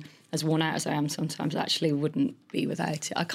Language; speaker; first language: English; native; English